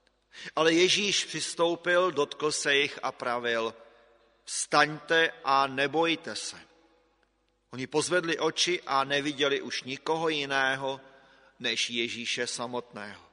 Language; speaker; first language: Czech; native; Czech